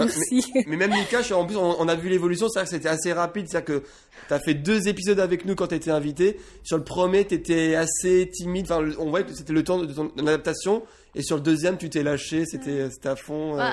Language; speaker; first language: French; native; French